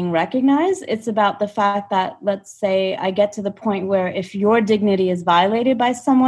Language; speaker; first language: English; native; English